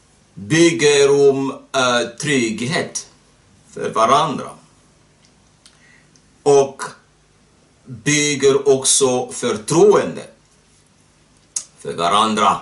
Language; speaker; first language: Swedish; non-native, fluent; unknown